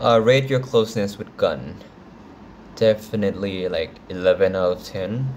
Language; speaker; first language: English; non-native, fluent; Thai